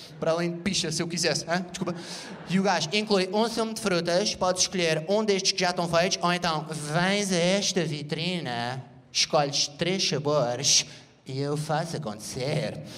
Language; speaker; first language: Portuguese; native; Portuguese